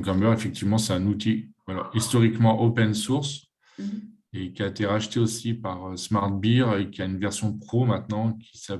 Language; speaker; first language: French; native; French